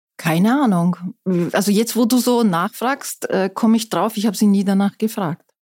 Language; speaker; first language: German; non-native, fluent; Turkish